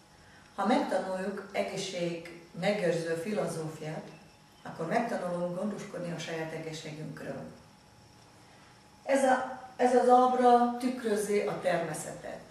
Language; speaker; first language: Hungarian; non-native, fluent; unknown